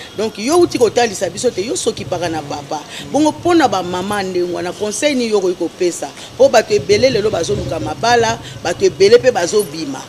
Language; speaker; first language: Lingala; native; Lingala